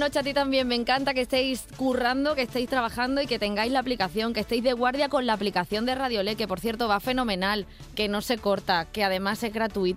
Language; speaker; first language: Spanish; native; Spanish